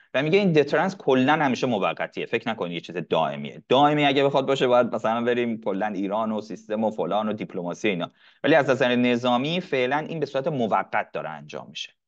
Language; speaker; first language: Persian; non-native, local second language; Arabic